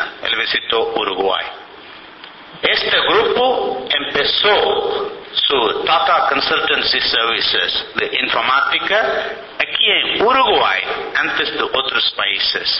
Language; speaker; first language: Spanish; non-native, learner; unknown